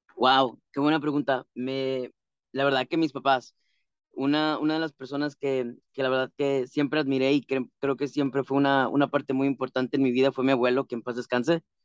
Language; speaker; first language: Spanish; native; Spanish